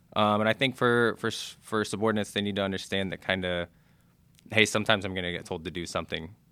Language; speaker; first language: English; native; English